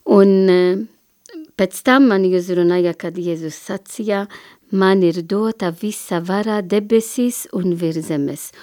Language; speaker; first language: Latvian; non-native, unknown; Italian